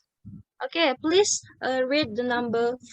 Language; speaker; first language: English; non-native, fluent; Indonesian